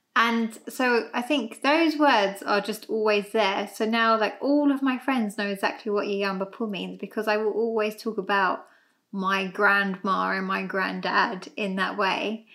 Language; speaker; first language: English; native; English